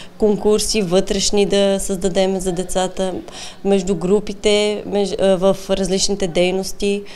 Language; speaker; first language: Bulgarian; native; Bulgarian